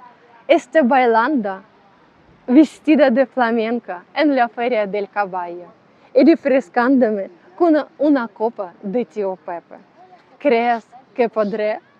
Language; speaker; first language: Spanish; non-native, learner; Russian